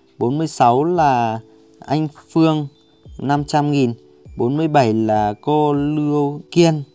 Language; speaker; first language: Vietnamese; native; Vietnamese